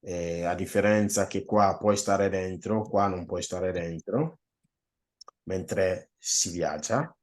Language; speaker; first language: Italian; non-native, fluent; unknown